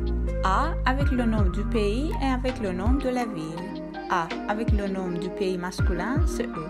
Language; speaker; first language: French; non-native, fluent; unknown